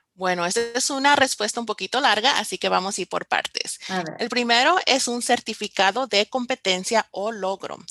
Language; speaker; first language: Spanish; early bilingual, heritage; Spanish